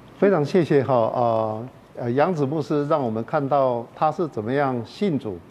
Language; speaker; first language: Chinese; native; Chinese